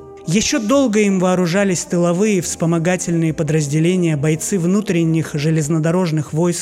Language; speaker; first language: Russian; native; Russian